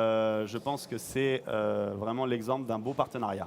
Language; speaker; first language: French; native; French